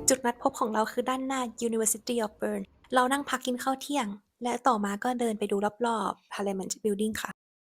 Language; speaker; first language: Thai; native; Thai